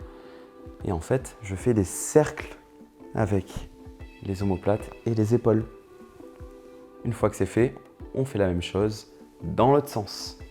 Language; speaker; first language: French; native; French